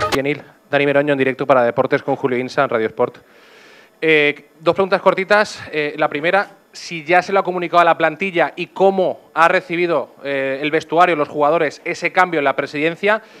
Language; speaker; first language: Spanish; native; Spanish